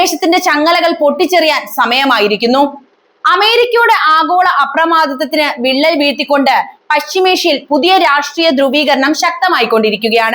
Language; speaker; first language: Malayalam; native; Malayalam